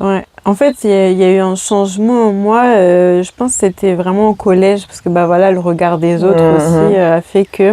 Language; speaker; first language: French; native; French